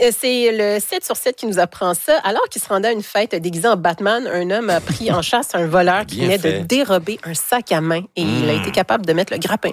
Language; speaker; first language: French; native; French